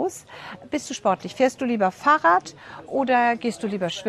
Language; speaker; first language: German; native; German